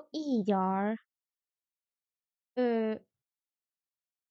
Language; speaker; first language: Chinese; non-native, learner; French